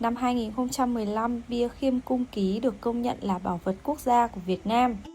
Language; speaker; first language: Vietnamese; native; Vietnamese